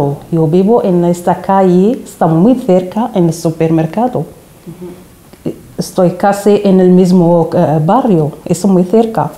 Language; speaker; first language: Spanish; non-native, learner; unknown